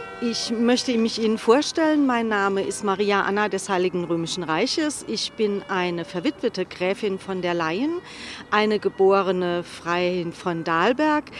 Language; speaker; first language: German; native; German